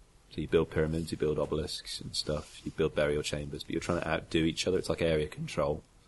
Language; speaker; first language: English; native; English